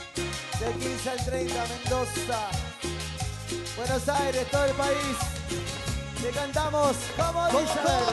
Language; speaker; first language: Spanish; native; Spanish